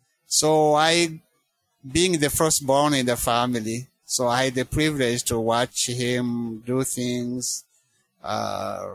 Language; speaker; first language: English; non-native, local second language; Kinyarwanda